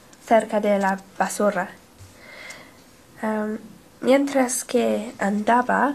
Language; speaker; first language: Spanish; non-native, learner; English